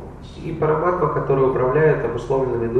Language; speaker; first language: Russian; native; Russian